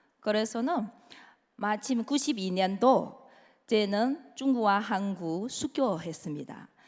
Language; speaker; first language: Korean; non-native, fluent; Chinese